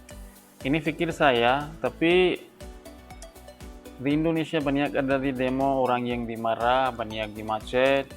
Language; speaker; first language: Indonesian; non-native, learner; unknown